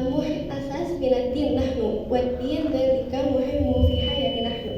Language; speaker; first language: Arabic; non-native, learner; Indonesian